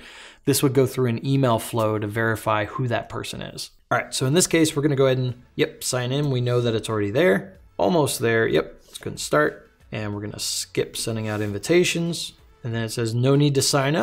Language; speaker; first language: English; native; English